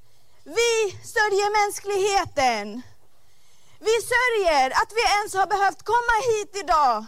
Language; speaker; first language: Swedish; non-native, fluent; Arabic